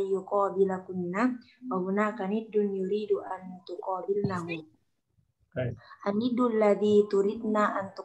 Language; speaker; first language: Arabic; non-native, learner; Indonesian